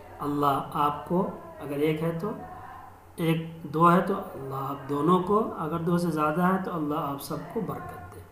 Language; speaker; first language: Urdu; native; Urdu